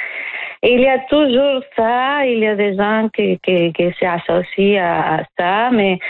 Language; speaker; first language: French; non-native, fluent; Spanish